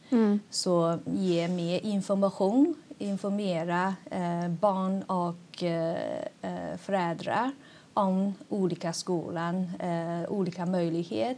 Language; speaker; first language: Swedish; non-native, fluent; Chinese